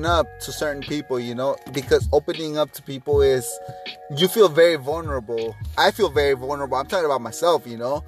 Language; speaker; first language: English; non-native, fluent; Spanish